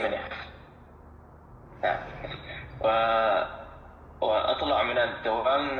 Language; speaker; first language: Arabic; non-native, learner; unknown